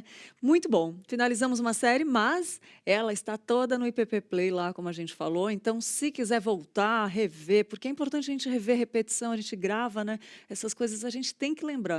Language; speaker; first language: Portuguese; native; Portuguese